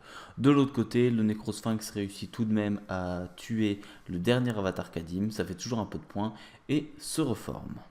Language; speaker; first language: French; native; French